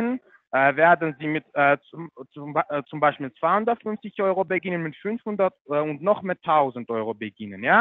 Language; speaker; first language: German; non-native, fluent; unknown